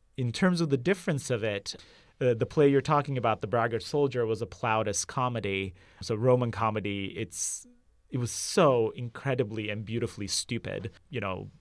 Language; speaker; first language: English; non-native, fluent; Turkish